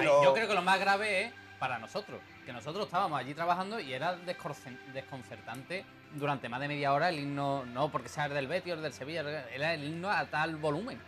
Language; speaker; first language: Spanish; native; Spanish